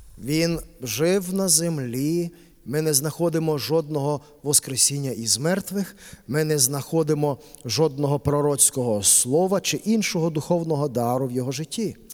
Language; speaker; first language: Ukrainian; native; Ukrainian